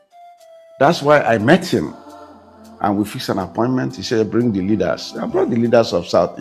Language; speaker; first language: English; non-native, local second language; Igbo